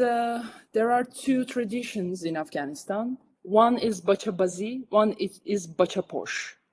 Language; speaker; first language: English; non-native, fluent; Turkish